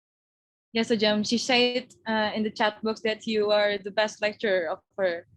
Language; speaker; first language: English; non-native, fluent; Indonesian